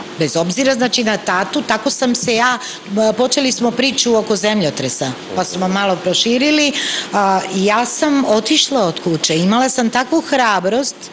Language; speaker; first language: Serbian; non-native, local second language; Turkish